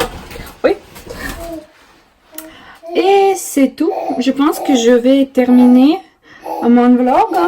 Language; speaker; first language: French; non-native, learner; Russian